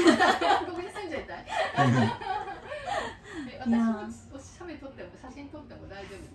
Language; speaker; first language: Japanese; native; Japanese